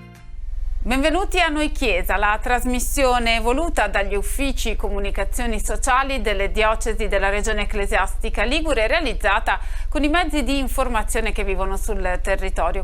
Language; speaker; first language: Italian; native; Italian